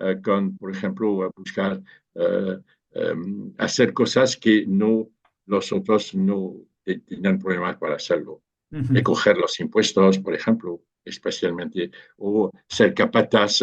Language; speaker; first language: Spanish; non-native, fluent; French